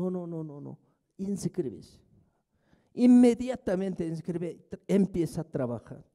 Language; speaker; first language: Spanish; non-native, fluent; Korean